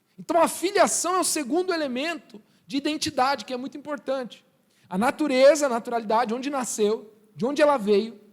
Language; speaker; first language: Portuguese; early bilingual, other home language; Spanish